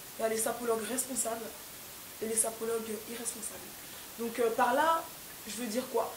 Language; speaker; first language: French; non-native, local second language; Lingala